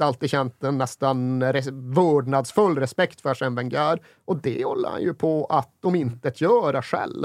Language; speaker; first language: Swedish; native; Swedish